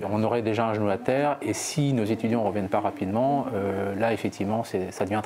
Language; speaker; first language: French; native; French